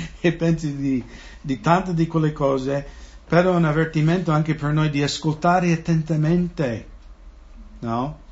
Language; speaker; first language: Italian; non-native, fluent; English